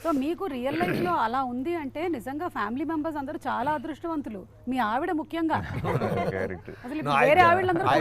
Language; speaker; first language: Telugu; native; Telugu